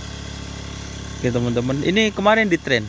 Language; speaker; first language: Indonesian; non-native, local second language; Madurese